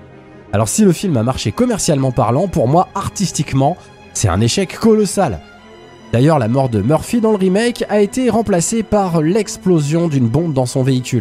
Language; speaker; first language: French; native; French